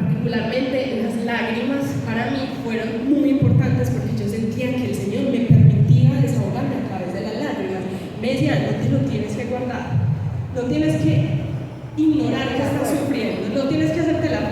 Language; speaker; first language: Spanish; native; Spanish